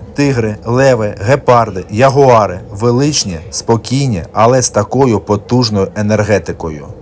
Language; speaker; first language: Ukrainian; native; Ukrainian